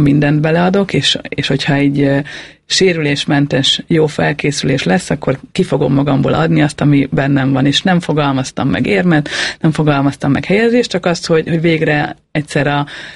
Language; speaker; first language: Hungarian; native; Hungarian